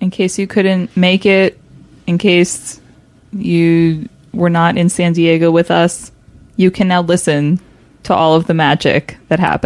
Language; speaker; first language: English; native; English